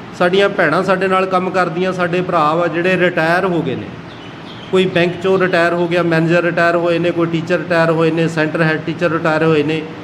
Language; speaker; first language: Punjabi; native; Punjabi